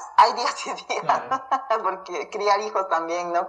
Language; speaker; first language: Spanish; native; Spanish